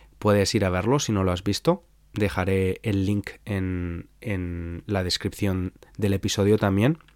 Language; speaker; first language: Spanish; native; Spanish